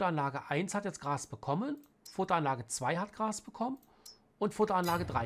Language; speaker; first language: German; native; German